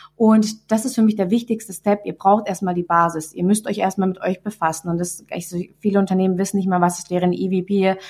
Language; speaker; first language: German; native; German